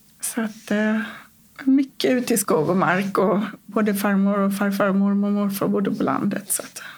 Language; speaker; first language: Swedish; native; Swedish